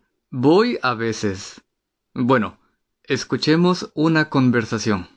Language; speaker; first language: Spanish; non-native, fluent; Japanese